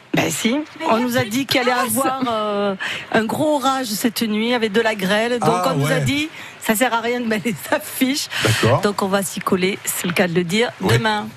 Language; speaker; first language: French; native; French